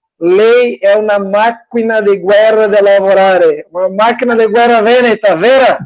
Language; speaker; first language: Italian; non-native, fluent; Portuguese